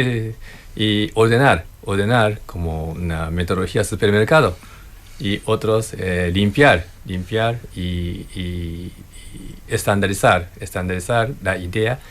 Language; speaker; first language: Spanish; non-native, learner; Japanese